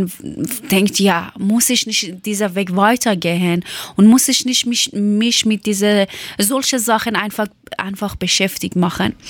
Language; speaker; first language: German; non-native, learner; Persian